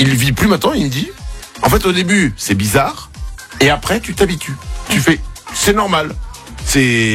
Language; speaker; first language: French; native; French